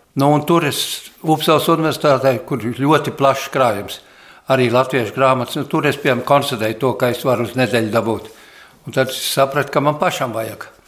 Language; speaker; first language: Latvian; early bilingual, heritage; Latvian